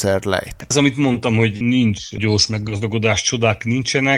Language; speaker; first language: Hungarian; native; Hungarian